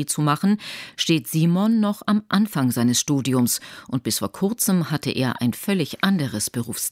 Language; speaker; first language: German; native; German